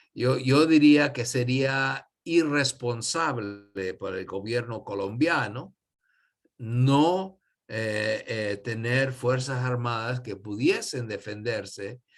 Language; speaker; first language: Spanish; non-native, fluent; English